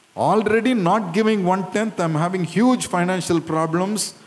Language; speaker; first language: English; non-native, local second language; Tamil